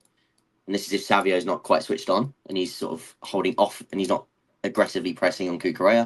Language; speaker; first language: English; native; English